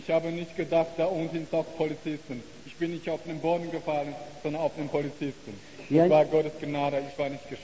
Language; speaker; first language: German; non-native, learner; Chinese